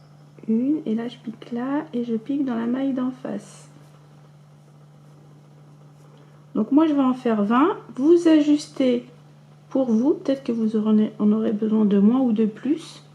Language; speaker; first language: French; native; French